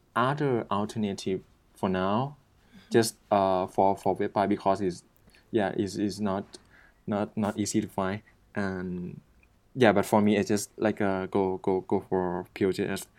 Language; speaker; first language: English; non-native, learner; Thai